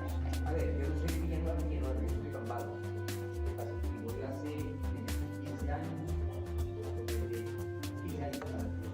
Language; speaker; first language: Spanish; non-native, local second language; Galician